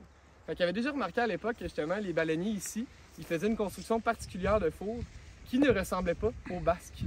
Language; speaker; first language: French; native; French